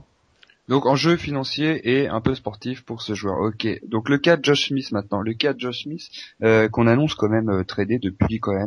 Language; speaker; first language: French; native; French